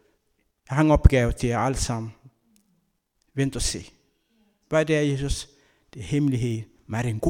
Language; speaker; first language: Danish; non-native, learner; Kabuverdianu